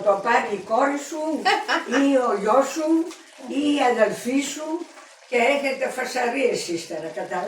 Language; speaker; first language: Greek; non-native, learner; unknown